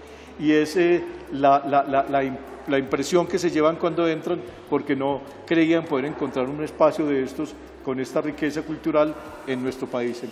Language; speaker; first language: Spanish; native; Spanish